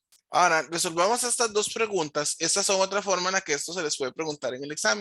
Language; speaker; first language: Spanish; native; Spanish